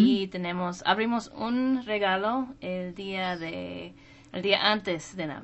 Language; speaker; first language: Spanish; non-native, fluent; English